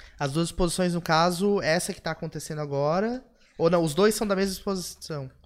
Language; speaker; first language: Portuguese; native; Portuguese